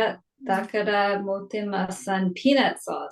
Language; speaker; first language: Japanese; non-native, learner; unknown